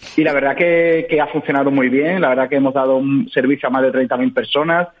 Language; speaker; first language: Spanish; native; Spanish